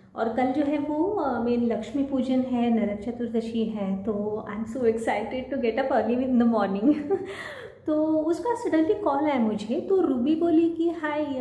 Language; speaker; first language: Hindi; non-native, local second language; Marathi